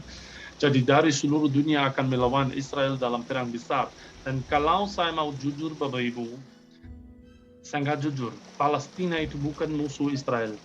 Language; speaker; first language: Indonesian; non-native, fluent; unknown